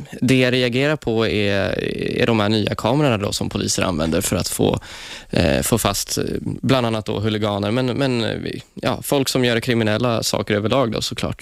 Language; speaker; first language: Swedish; native; Swedish